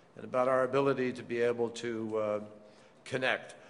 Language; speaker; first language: English; native; English